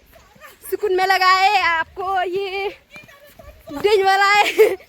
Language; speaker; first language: Hindi; non-native, learner; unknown